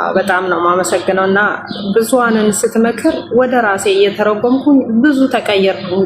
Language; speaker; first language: Amharic; native; Amharic